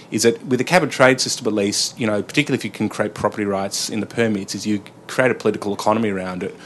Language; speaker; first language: English; native; English